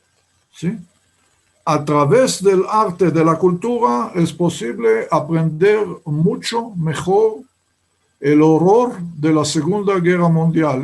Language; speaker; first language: Spanish; non-native, fluent; Hebrew